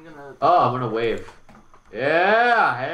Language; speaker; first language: English; native; English